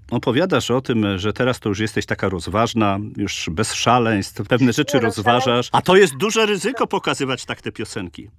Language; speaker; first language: Polish; native; Polish